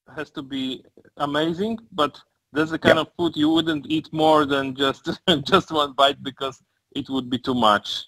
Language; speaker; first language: English; non-native, fluent; Polish